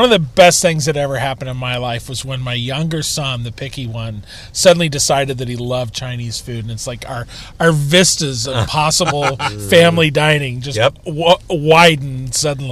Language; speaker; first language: English; native; English